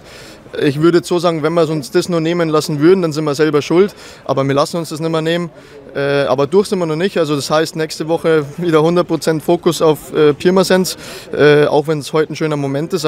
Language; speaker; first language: German; native; German